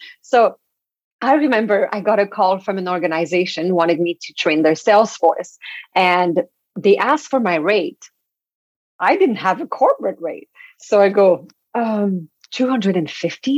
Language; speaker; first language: English; non-native, fluent; French